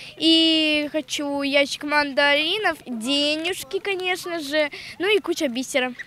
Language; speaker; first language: Russian; native; Russian